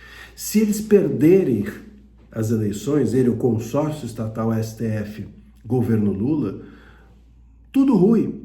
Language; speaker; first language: Portuguese; native; Portuguese